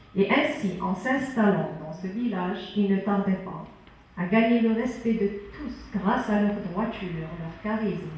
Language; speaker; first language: French; non-native, local second language; Arabic